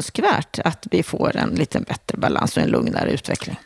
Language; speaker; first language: Swedish; native; Swedish